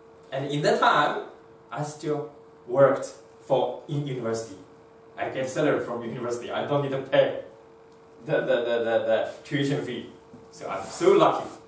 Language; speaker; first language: English; non-native, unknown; Chinese